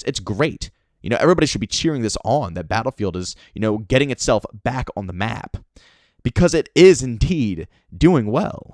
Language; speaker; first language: English; native; English